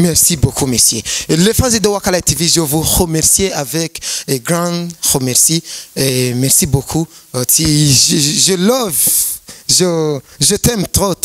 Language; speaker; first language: French; non-native, learner; Rundi